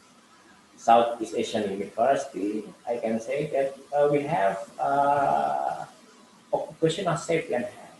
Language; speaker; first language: English; non-native, learner; Indonesian